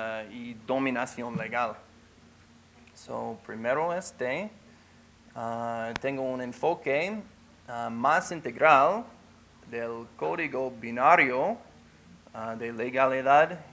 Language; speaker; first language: Spanish; non-native, fluent; English